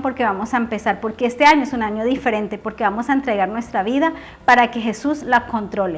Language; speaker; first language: Spanish; native; Spanish